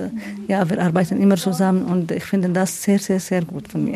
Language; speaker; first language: German; non-native, learner; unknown